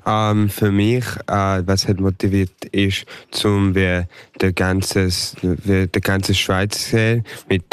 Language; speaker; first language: German; early bilingual, heritage; English